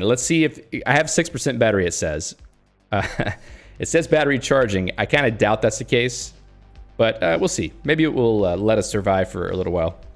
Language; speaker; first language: English; native; English